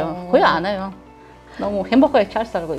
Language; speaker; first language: Korean; non-native, learner; Russian